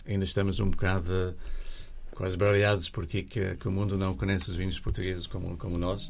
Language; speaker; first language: Portuguese; non-native, fluent; English